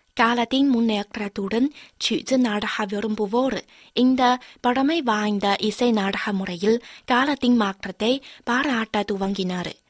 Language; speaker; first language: Tamil; non-native, fluent; Chinese